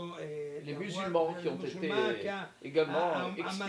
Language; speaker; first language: French; native; French